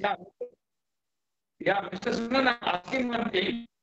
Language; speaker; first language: English; non-native, local second language; Hindi